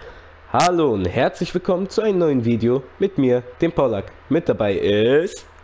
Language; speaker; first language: German; native; German